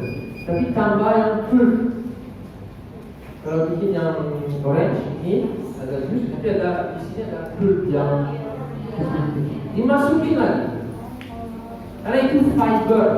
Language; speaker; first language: Indonesian; non-native, learner; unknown